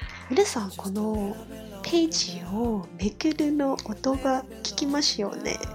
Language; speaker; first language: Japanese; non-native, fluent; Chinese